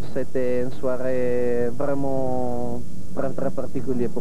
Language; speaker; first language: French; non-native, fluent; Italian